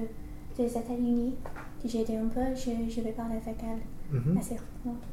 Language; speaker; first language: French; non-native, learner; English